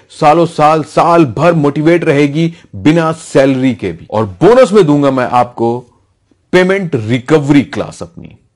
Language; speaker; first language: Hindi; native; Hindi